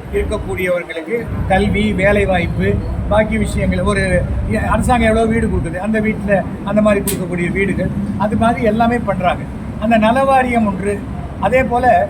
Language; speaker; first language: Tamil; native; Tamil